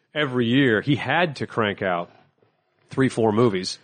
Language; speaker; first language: English; native; English